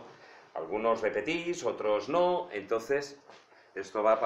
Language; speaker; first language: Spanish; native; Spanish